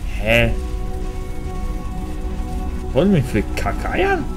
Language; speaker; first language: German; non-native, fluent; Polish